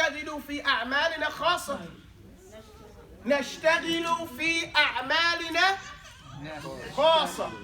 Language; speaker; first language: Arabic; non-native, fluent; English